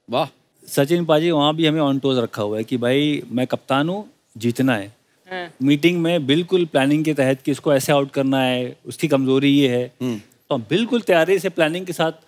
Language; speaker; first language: Hindi; native; Hindi